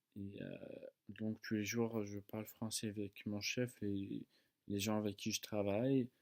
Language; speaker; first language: French; non-native, fluent; English